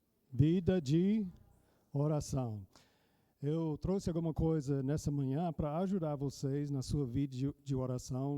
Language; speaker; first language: Portuguese; non-native, fluent; English